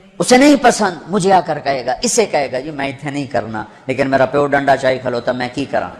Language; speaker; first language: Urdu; non-native, local second language; Punjabi